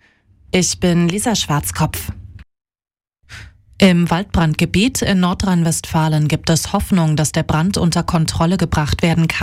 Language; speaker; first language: German; native; German